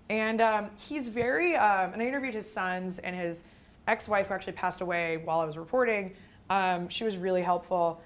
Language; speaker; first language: English; native; English